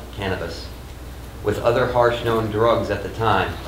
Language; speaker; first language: English; native; English